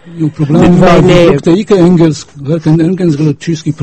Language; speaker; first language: Danish; non-native, fluent; Polish